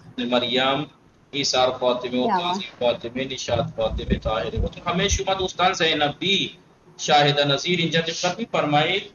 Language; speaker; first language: Persian; non-native, fluent; Urdu